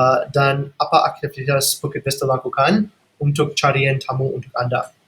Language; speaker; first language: Indonesian; non-native, fluent; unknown